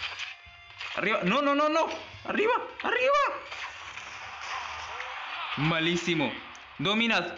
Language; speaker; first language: Spanish; native; Spanish